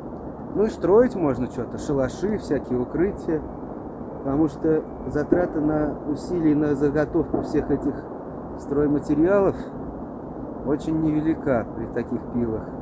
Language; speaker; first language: Russian; native; Russian